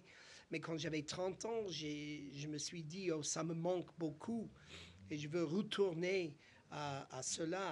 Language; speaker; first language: French; non-native, fluent; English